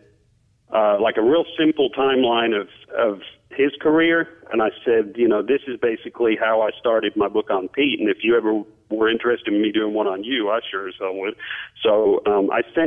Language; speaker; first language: English; native; English